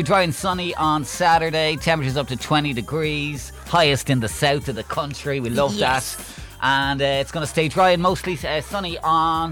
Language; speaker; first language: English; native; English